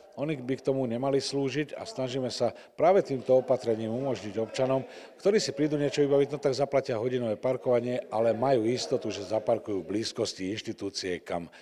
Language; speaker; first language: Slovak; native; Slovak